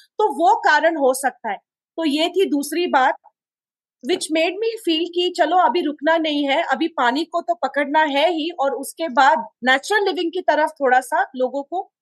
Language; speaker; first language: Hindi; non-native, local second language; Konkani